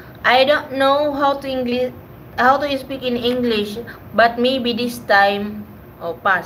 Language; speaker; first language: English; non-native, learner; Waray